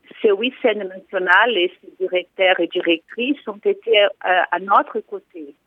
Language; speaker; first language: French; non-native, fluent; Portuguese